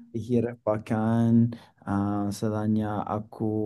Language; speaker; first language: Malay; non-native, learner; English